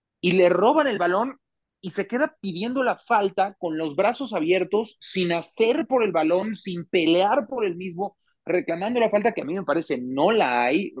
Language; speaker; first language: Spanish; native; Spanish